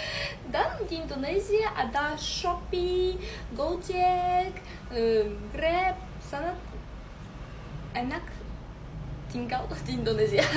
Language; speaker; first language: Indonesian; non-native, learner; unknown